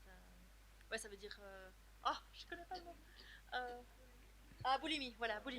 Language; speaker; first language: French; native; French